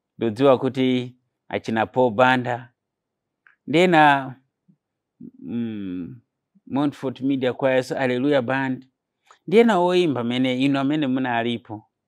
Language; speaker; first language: Nyanja; non-native, fluent; Nyankole